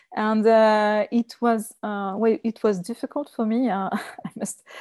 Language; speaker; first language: English; non-native, learner; French